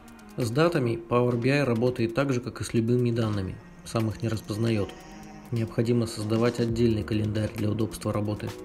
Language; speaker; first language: Russian; native; Russian